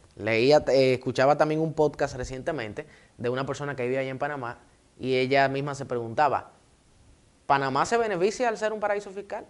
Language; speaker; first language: Spanish; native; Spanish